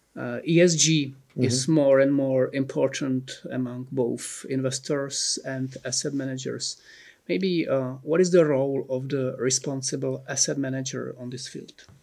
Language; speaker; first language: English; non-native, fluent; Czech